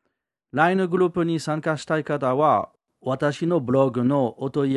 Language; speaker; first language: Japanese; non-native, learner; French